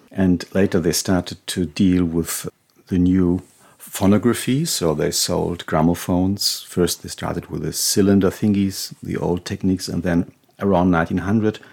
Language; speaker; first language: English; non-native, fluent; German